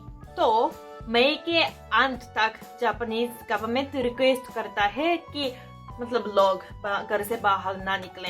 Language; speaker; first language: Hindi; non-native, fluent; Japanese